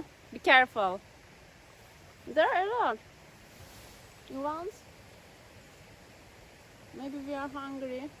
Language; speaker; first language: English; non-native, learner; Turkish